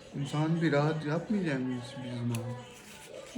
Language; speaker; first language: Turkish; non-native, learner; Urdu